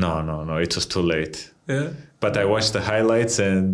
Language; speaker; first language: English; non-native, fluent; Georgian